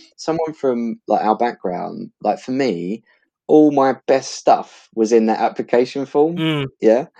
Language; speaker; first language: English; native; English